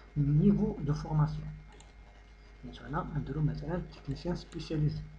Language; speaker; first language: French; non-native, local second language; Arabic